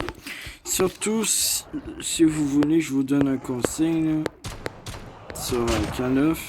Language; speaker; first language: French; native; French